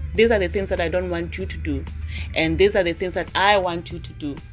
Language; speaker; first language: English; non-native, local second language; Zulu